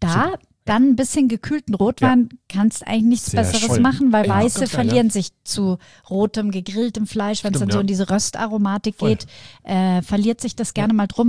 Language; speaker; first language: German; native; German